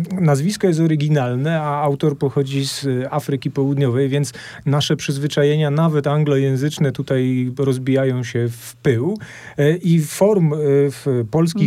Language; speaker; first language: Polish; native; Polish